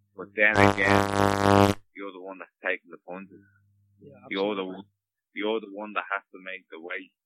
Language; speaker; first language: English; native; English